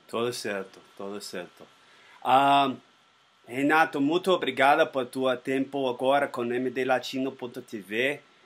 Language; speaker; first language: Portuguese; non-native, learner; Spanish